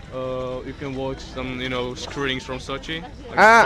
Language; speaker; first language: English; non-native, learner; Czech